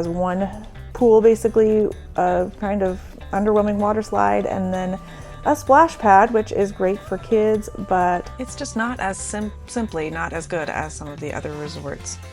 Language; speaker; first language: English; native; English